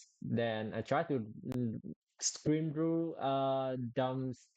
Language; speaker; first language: English; non-native, learner; Vietnamese